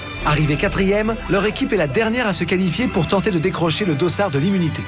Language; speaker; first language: French; native; French